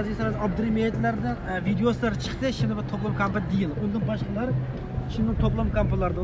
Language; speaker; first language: Turkish; non-native, learner; Uyghur